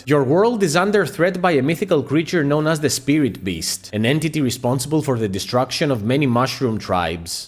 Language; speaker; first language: English; native; English